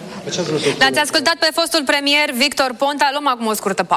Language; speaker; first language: Romanian; native; Romanian